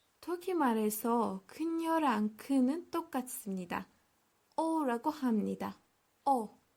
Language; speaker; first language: Korean; non-native, learner; Turkish